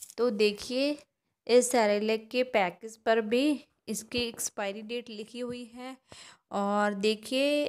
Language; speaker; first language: Hindi; non-native, local second language; Punjabi